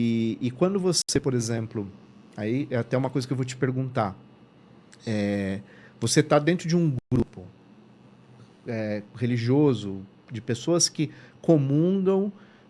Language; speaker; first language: Portuguese; native; Portuguese